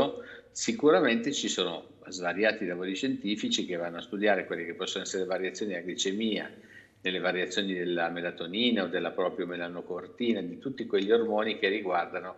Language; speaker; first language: Italian; native; Italian